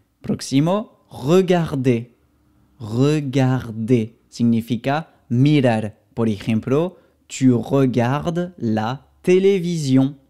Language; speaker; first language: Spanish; non-native, fluent; French